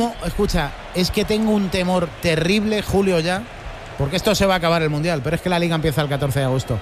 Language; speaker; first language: Spanish; native; Spanish